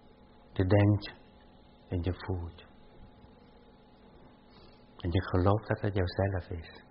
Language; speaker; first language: Dutch; non-native, fluent; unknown